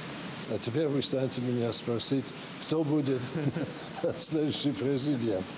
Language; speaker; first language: Russian; non-native, fluent; English